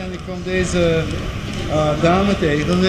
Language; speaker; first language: Dutch; non-native, local second language; Papiamento